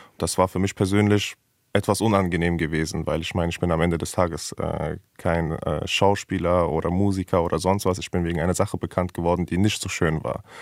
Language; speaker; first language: German; early bilingual, other home language; Persian